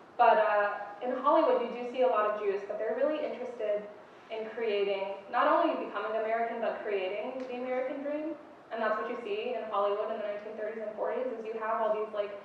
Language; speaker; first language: English; native; English